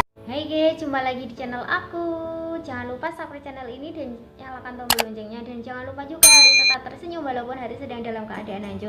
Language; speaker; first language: Indonesian; native; Indonesian